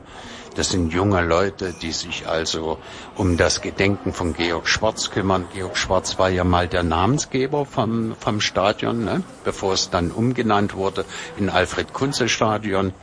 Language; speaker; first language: German; native; German